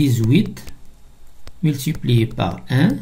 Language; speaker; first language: French; non-native, local second language; Arabic